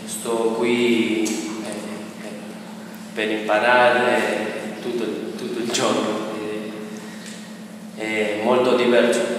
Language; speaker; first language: Italian; non-native, learner; Spanish